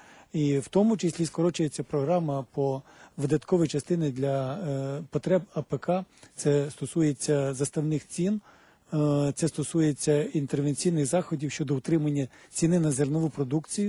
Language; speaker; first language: Ukrainian; native; Ukrainian